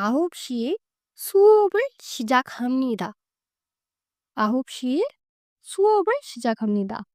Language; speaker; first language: Korean; non-native, fluent; Hindi